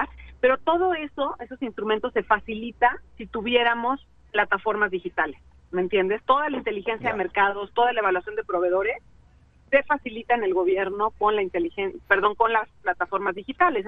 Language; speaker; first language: Spanish; native; Spanish